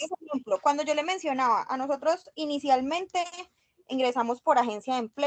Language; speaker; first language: Spanish; native; Spanish